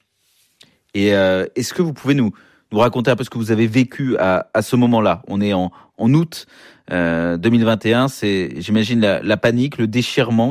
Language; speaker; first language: French; native; French